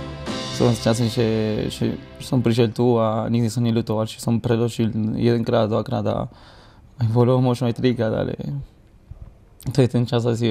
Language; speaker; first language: Slovak; non-native, fluent; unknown